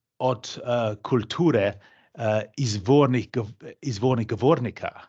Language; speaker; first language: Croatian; non-native, fluent; English